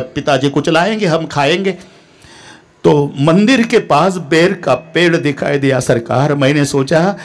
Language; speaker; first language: Hindi; non-native, local second language; Marathi